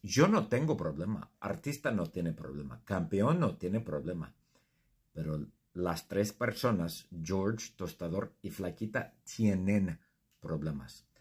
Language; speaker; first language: Spanish; non-native, fluent; English